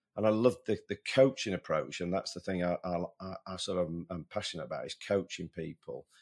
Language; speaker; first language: English; native; English